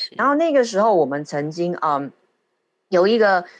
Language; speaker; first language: Chinese; native; Chinese